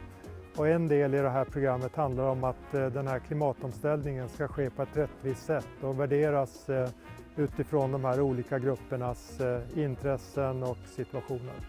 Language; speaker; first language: Swedish; native; Swedish